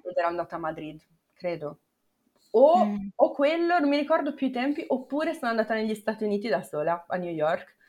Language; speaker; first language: Italian; native; Italian